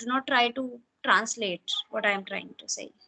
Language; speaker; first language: English; non-native, fluent; Hindi